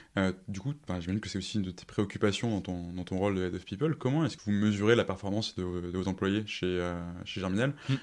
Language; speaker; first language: French; native; French